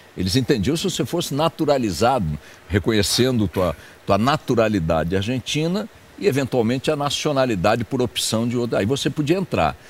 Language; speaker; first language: Portuguese; early bilingual, other home language; Spanish